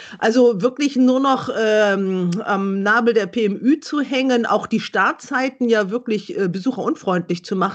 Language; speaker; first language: German; native; German